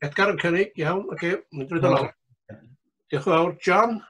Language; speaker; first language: Welsh; native; Welsh